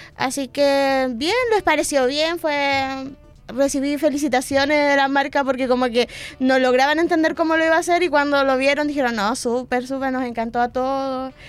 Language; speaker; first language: Spanish; native; Spanish